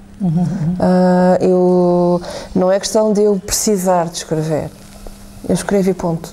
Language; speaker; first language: Portuguese; native; Portuguese